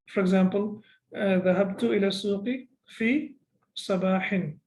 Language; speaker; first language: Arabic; non-native, fluent; Urdu